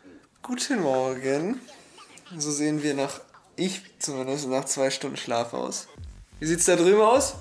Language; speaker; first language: German; native; German